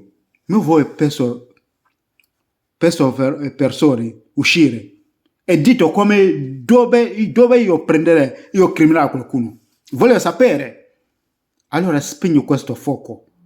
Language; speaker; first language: Italian; non-native, learner; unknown